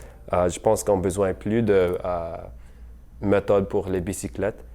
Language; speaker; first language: French; non-native, learner; English